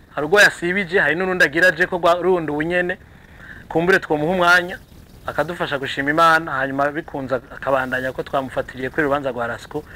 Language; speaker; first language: Rundi; native; Rundi